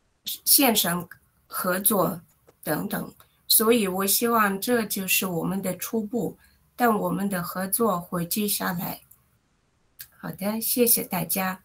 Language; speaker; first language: Chinese; non-native, fluent; Russian